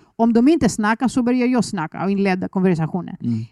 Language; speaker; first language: Swedish; non-native, fluent; Greek